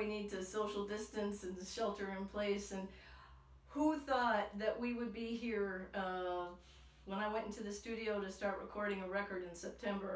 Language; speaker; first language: English; native; English